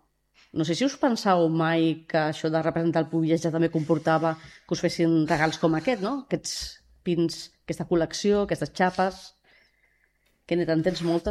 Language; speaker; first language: Catalan; native; Catalan